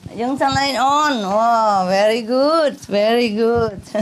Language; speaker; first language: English; non-native, fluent; Vietnamese